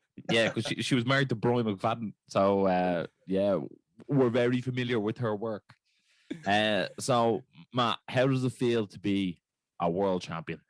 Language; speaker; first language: English; native; English